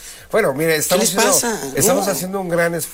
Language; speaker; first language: Spanish; native; Spanish